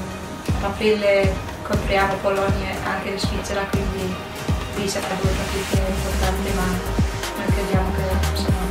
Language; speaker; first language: Italian; non-native, learner; English